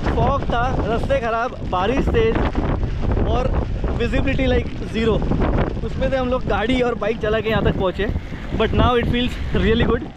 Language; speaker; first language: Hindi; non-native, local second language; Marathi